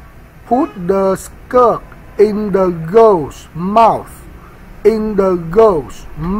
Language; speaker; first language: English; non-native, learner; Vietnamese